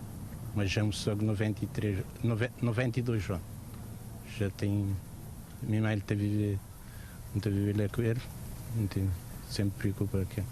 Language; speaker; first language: Portuguese; non-native, learner; Kabuverdianu